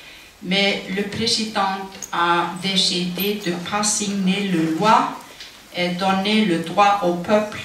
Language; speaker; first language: French; non-native, fluent; Icelandic